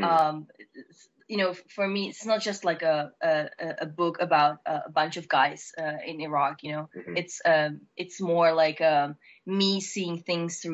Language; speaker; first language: English; non-native, fluent; Czech